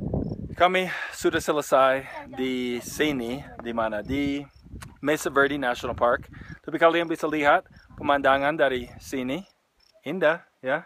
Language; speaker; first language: Indonesian; non-native, fluent; English